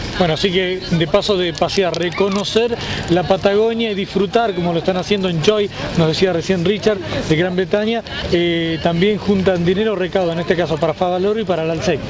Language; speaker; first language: Spanish; native; Spanish